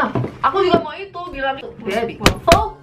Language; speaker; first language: Indonesian; early bilingual, heritage; Korean